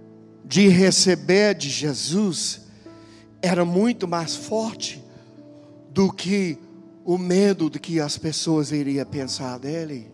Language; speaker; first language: Portuguese; non-native, fluent; English